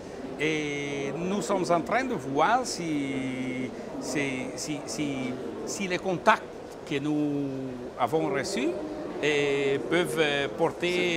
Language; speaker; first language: French; non-native, learner; Italian